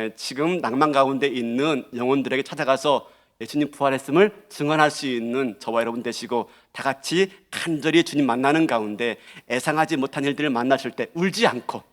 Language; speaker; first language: Korean; native; Korean